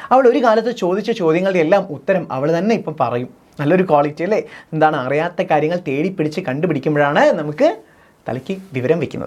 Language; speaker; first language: Malayalam; native; Malayalam